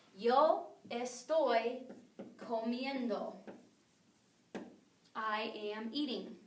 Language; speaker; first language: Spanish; non-native, fluent; English